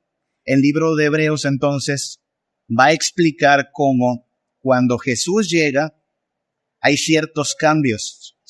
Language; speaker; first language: Spanish; native; Spanish